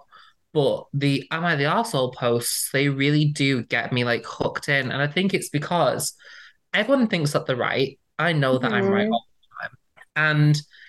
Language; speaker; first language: English; native; English